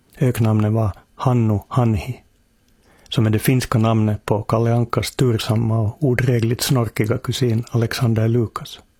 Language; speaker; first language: Swedish; native; Swedish